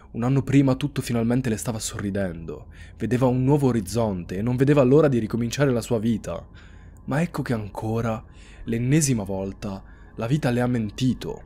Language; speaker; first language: Italian; native; Italian